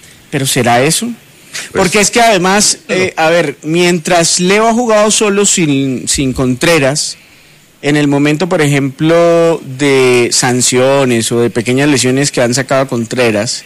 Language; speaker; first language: Spanish; native; Spanish